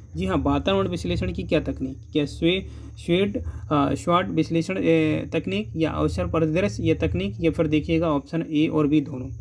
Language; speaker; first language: Hindi; native; Hindi